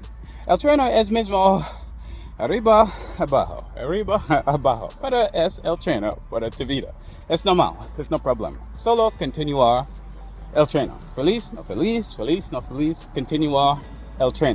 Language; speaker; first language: Spanish; non-native, learner; English